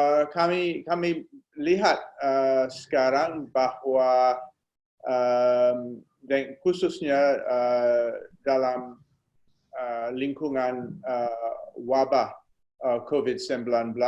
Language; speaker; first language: Indonesian; non-native, fluent; English